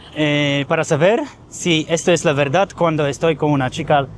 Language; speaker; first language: Spanish; non-native, learner; Polish